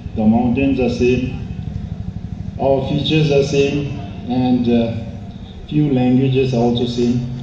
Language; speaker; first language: English; non-native, fluent; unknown